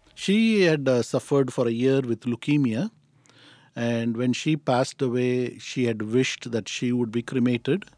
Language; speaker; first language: English; non-native, local second language; Tamil